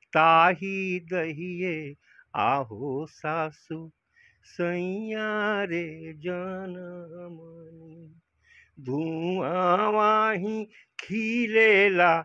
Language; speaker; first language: Hindi; native; Hindi